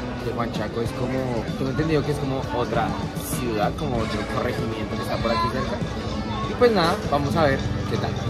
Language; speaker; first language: Spanish; native; Spanish